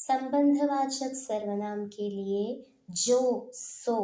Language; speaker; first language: Hindi; non-native, local second language; Malayalam